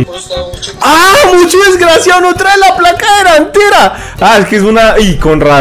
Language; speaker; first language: Spanish; native; Spanish